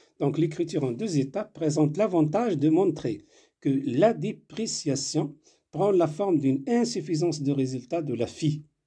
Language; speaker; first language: French; non-native, local second language; Arabic